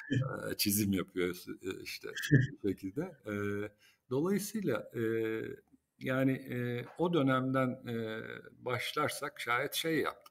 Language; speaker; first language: Turkish; native; Turkish